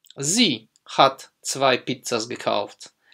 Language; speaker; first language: German; non-native, fluent; Polish